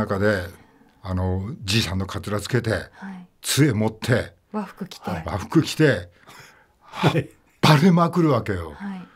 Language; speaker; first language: Japanese; native; Japanese